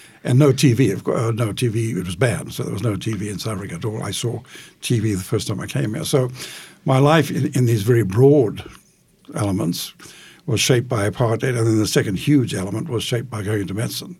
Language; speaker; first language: English; native; English